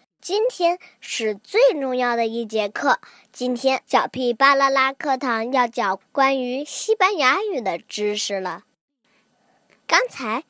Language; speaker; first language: Chinese; early bilingual, heritage; Chinese